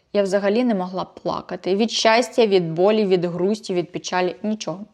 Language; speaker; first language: Ukrainian; non-native, local second language; Russian